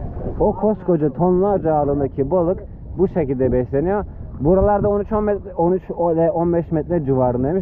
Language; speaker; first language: Turkish; native; Turkish